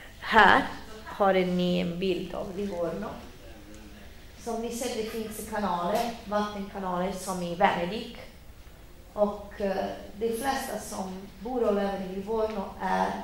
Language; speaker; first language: Swedish; non-native, fluent; Italian